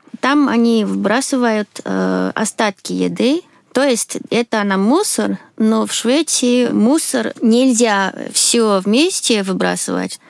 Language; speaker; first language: Russian; non-native, fluent; Swedish